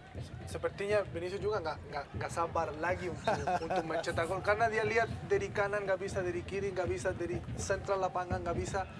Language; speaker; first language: Indonesian; non-native, fluent; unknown